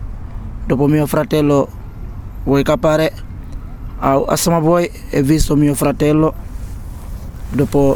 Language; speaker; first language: Italian; non-native, learner; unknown